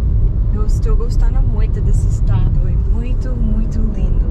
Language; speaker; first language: Portuguese; non-native, learner; English